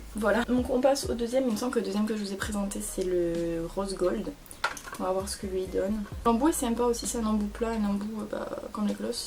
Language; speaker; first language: French; native; French